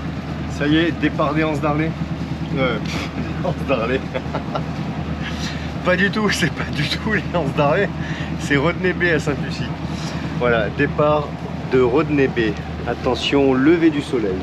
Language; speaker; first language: French; native; French